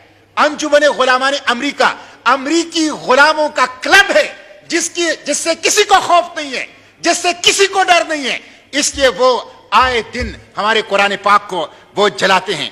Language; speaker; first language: Urdu; non-native, local second language; Pashto